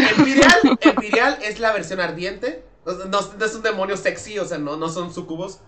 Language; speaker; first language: Spanish; native; Spanish